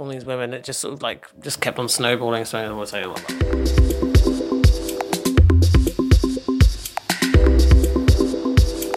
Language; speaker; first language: English; native; English